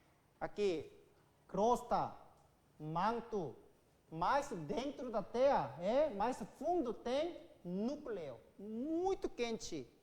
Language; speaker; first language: Portuguese; non-native, fluent; Korean